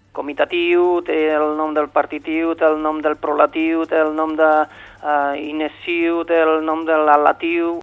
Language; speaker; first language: Catalan; non-native, local second language; Basque